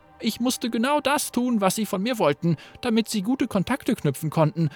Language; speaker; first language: German; native; German